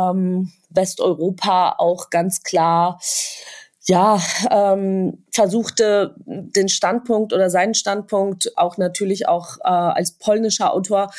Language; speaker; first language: German; non-native, fluent; Georgian